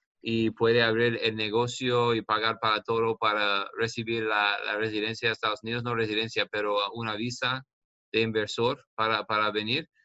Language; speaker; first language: Spanish; non-native, learner; English